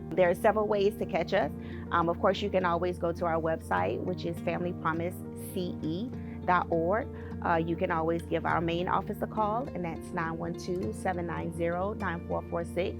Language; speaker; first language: English; native; English